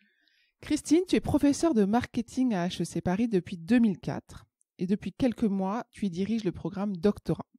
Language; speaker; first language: French; native; French